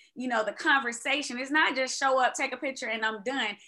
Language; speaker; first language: English; native; English